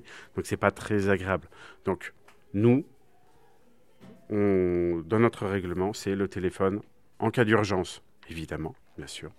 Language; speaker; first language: French; native; French